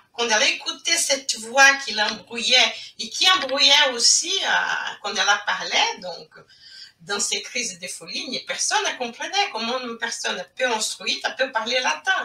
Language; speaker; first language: French; non-native, fluent; Portuguese